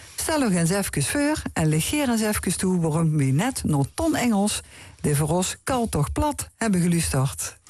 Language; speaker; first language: Dutch; native; Dutch